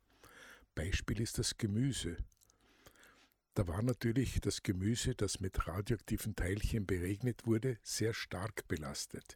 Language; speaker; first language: German; native; German